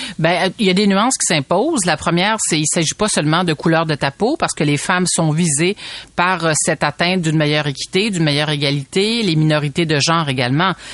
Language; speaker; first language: French; native; French